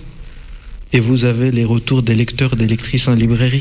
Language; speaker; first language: French; non-native, fluent; Russian